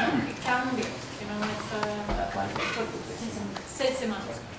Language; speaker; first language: Spanish; non-native, learner; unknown